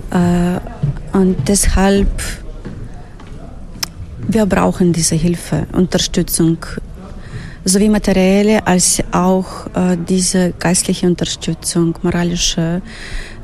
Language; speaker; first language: German; non-native, fluent; Ukrainian